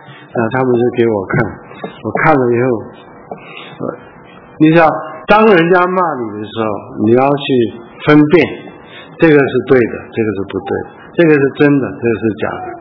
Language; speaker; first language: Chinese; early bilingual, heritage; Chinese